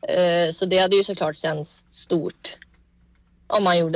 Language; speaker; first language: Swedish; native; Swedish